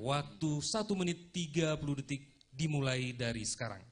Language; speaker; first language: Indonesian; native; Indonesian